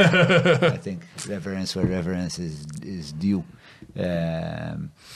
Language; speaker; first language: English; non-native, local second language; Maltese